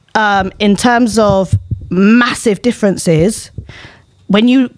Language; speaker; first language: English; native; English